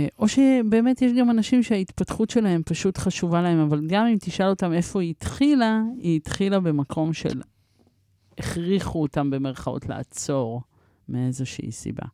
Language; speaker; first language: Hebrew; early bilingual, other home language; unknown